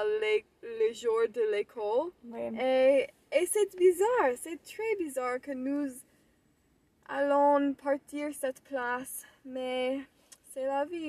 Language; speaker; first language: French; non-native, learner; English